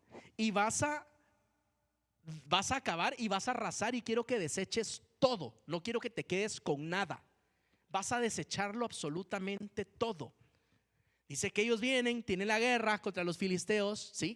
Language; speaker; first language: Spanish; native; Spanish